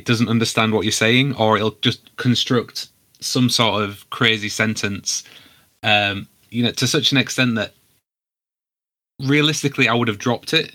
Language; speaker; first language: English; native; English